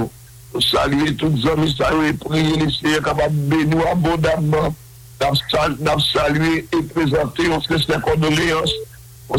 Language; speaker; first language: French; non-native, local second language; Haitian Creole